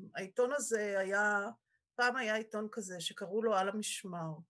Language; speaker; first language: Hebrew; native; Hebrew